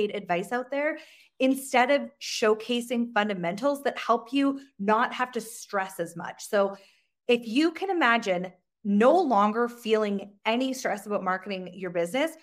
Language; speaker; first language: English; native; English